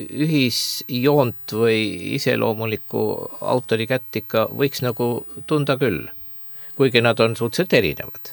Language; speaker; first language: Estonian; native; Estonian